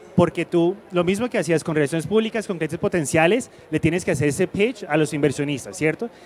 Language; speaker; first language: Spanish; early bilingual, heritage; Spanish